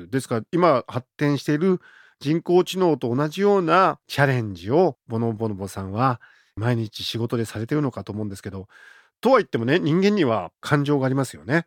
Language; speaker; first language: Japanese; native; Japanese